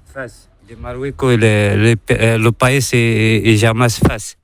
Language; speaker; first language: Spanish; non-native, learner; Arabic